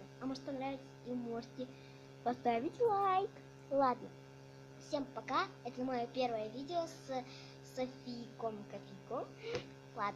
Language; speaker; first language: Russian; native; Russian